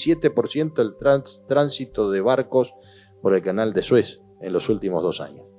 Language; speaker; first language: Spanish; native; Spanish